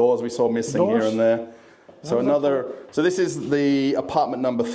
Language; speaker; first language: English; native; English